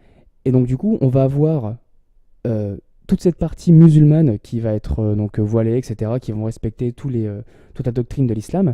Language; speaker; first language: French; native; French